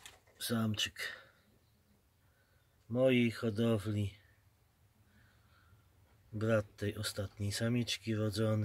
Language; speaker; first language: Polish; native; Polish